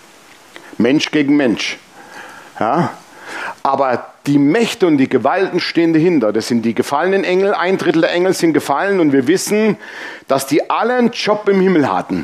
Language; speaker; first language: German; native; German